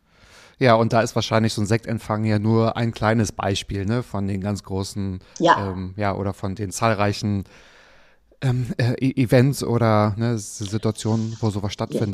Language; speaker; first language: German; native; German